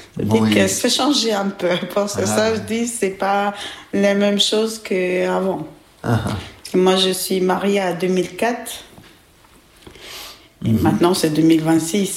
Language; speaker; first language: French; non-native, learner; Albanian